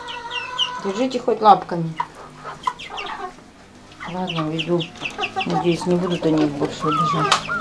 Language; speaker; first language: Russian; native; Russian